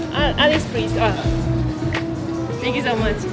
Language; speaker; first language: English; non-native, learner; Japanese